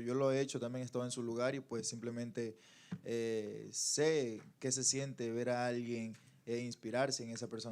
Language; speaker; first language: Spanish; native; Spanish